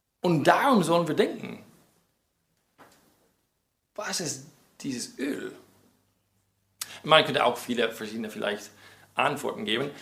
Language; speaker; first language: German; non-native, fluent; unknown